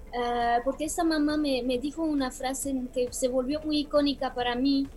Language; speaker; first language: Spanish; non-native, fluent; Romanian